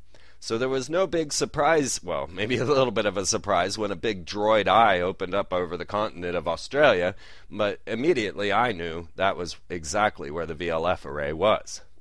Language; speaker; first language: English; native; English